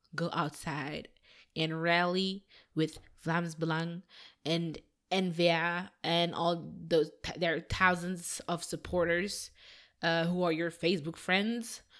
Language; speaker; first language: English; non-native, fluent; Dutch